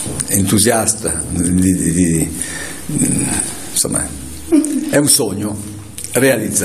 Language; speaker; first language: Italian; native; Italian